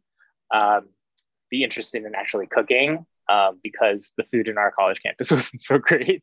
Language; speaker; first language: English; native; English